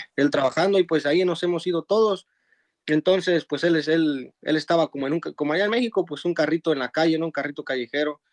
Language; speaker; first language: Spanish; native; Spanish